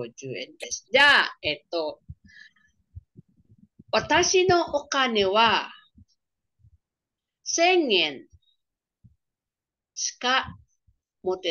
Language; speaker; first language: Japanese; non-native, fluent; Filipino